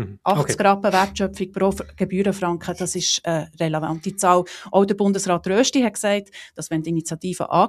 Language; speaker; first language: German; native; German